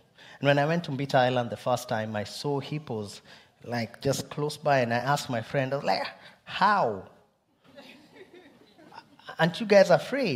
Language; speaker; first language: English; non-native, local second language; Luo (Kenya and Tanzania)